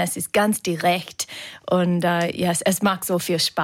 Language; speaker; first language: German; non-native, learner; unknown